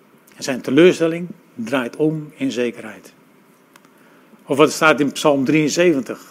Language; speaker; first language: Dutch; native; Dutch